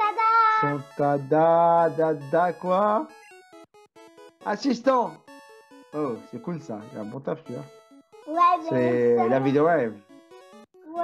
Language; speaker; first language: French; native; French